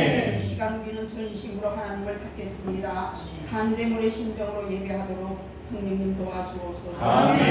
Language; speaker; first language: Korean; native; Korean